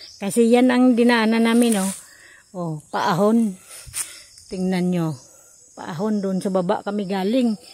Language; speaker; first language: Filipino; non-native, local second language; Cebuano